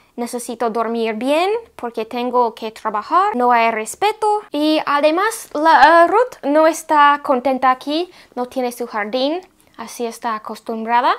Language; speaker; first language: Spanish; non-native, fluent; English